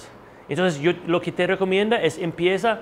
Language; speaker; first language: Spanish; non-native, fluent; English